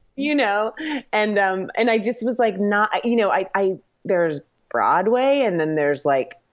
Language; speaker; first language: English; native; English